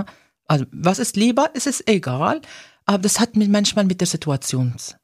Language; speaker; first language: German; non-native, fluent; Arabic